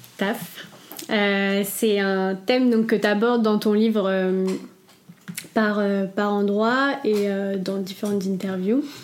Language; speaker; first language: French; native; French